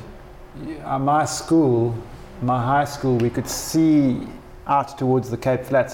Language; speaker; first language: English; native; English